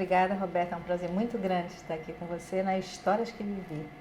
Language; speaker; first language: Portuguese; native; Portuguese